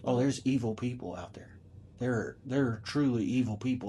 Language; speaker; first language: English; native; English